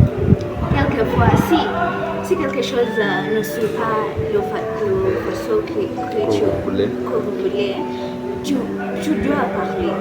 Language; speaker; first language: French; non-native, learner; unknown